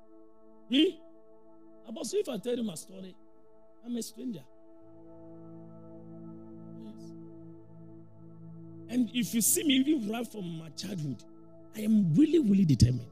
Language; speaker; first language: English; non-native, local second language; Akan